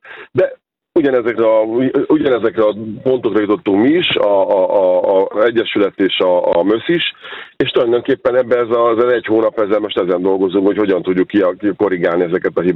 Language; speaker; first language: Hungarian; native; Hungarian